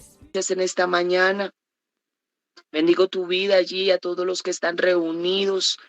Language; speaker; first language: Spanish; native; Spanish